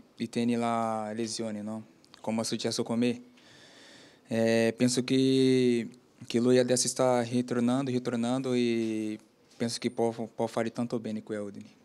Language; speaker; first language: Italian; non-native, learner; Portuguese